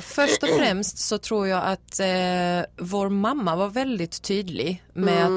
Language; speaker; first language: Swedish; early bilingual, other home language; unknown